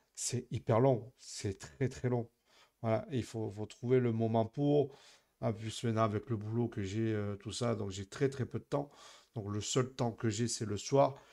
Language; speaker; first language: French; native; French